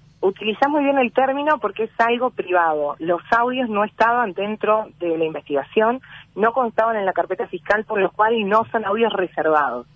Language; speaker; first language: Spanish; native; Spanish